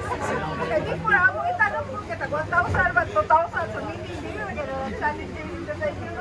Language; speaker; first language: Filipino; non-native, local second language; Cebuano